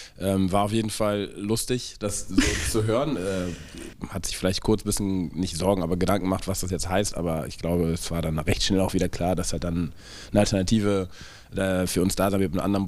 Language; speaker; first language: German; native; German